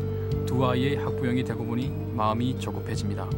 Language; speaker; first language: Korean; native; Korean